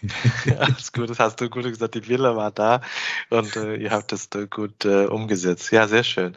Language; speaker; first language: German; non-native, fluent; Chinese